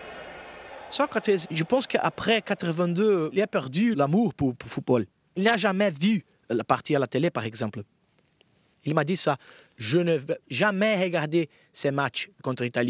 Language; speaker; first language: French; non-native, fluent; Portuguese